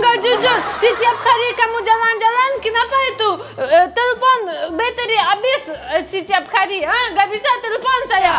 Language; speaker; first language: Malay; non-native, learner; Russian